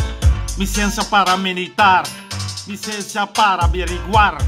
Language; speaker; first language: Spanish; non-native, learner; Papiamento